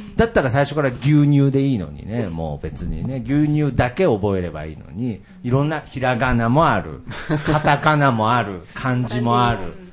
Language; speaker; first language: Japanese; native; Japanese